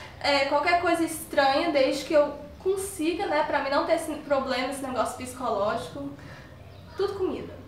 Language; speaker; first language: Portuguese; early bilingual, heritage; Portuguese